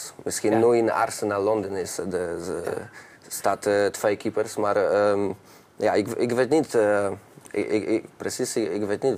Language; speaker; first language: Dutch; non-native, learner; Polish